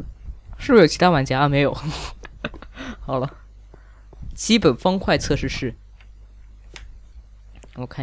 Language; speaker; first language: Chinese; native; Chinese